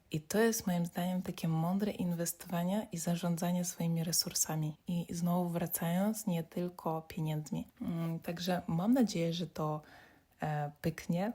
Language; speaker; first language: Polish; non-native, fluent; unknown